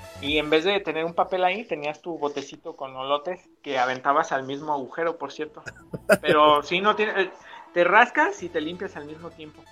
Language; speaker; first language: Spanish; native; Spanish